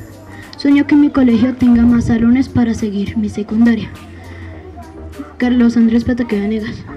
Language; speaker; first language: Spanish; native; Spanish